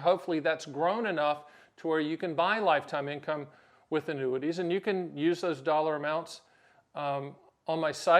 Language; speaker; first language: English; native; English